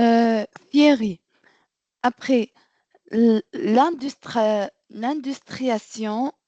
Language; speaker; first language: French; non-native, learner; Arabic